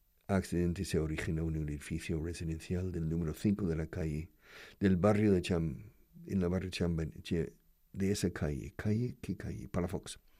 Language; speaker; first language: Spanish; non-native, fluent; English